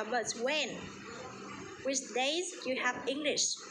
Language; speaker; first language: English; non-native, fluent; Vietnamese